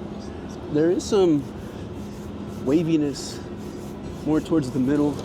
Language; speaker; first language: English; native; English